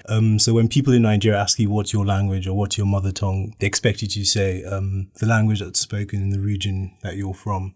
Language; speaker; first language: English; native; English